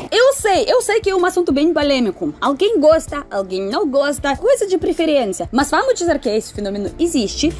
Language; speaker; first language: Portuguese; non-native, fluent; Russian